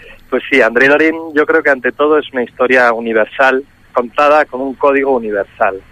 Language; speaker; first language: Spanish; native; Spanish